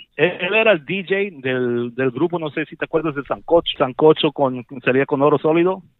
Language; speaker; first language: Spanish; early bilingual, heritage; Spanish